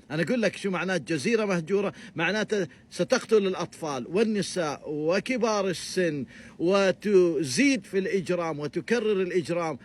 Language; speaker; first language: Arabic; native; Arabic